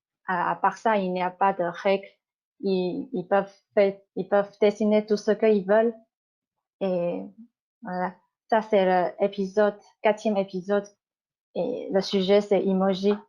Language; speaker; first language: French; non-native, fluent; Chinese